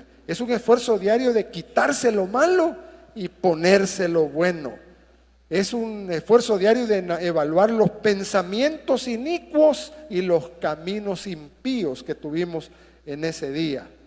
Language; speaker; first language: Spanish; native; Spanish